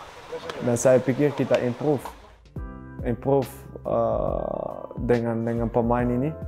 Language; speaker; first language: Indonesian; non-native, learner; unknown